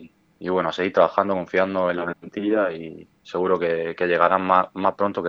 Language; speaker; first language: Spanish; native; Spanish